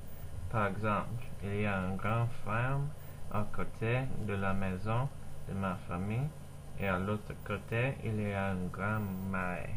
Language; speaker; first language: French; non-native, learner; English